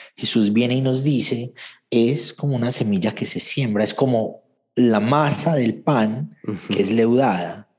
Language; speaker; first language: Spanish; native; Spanish